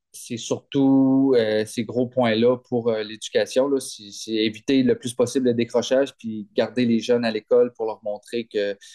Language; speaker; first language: French; native; French